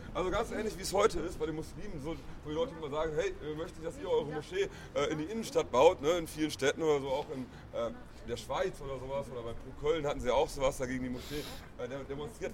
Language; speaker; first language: German; native; German